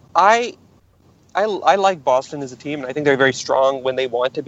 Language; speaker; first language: English; native; English